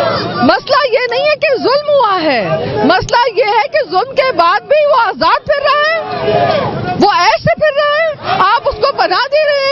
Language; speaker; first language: Urdu; native; Urdu